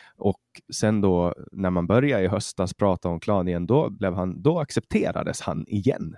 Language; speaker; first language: Swedish; native; Swedish